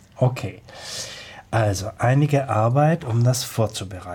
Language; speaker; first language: German; native; German